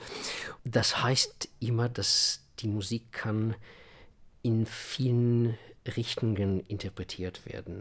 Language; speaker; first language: German; non-native, fluent; Russian